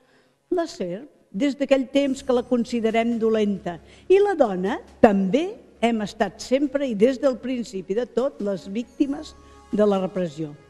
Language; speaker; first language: Catalan; native; Catalan